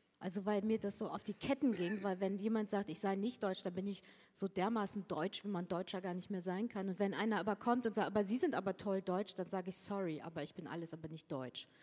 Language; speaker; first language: German; early bilingual, other home language; Kurdish